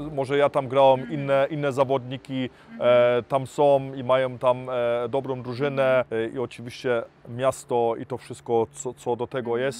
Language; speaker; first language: Polish; early bilingual, heritage; Polish